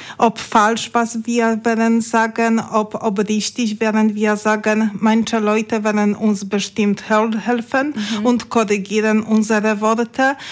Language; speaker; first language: German; non-native, learner; Polish